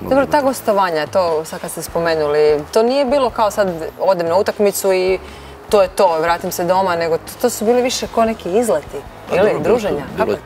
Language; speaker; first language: Croatian; native; Croatian